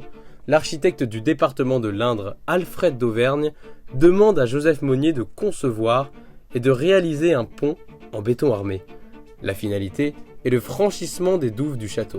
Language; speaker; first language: French; native; French